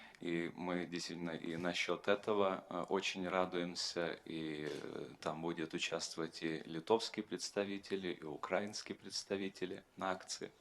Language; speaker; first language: Russian; non-native, fluent; Lithuanian